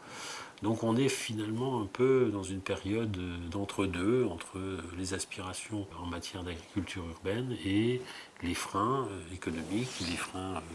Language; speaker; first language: French; native; French